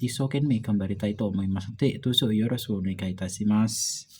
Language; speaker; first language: Japanese; non-native, learner; Indonesian